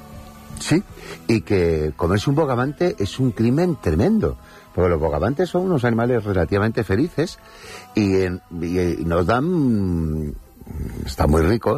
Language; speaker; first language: Spanish; native; Spanish